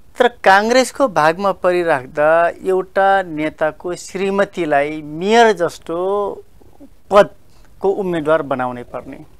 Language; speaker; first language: Nepali; non-native, local second language; Dangaura Tharu